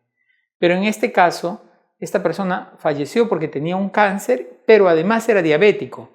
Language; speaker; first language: Spanish; native; Spanish